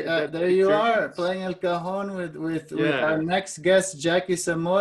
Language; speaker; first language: English; native; English